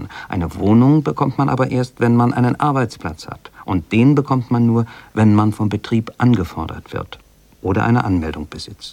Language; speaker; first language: German; native; German